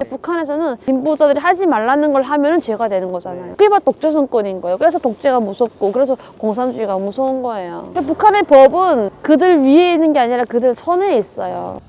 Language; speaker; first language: Korean; native; Korean